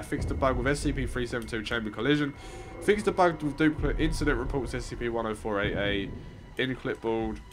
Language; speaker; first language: English; native; English